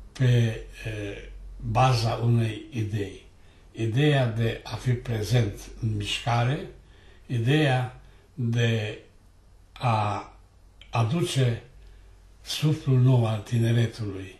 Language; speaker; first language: Romanian; native; Romanian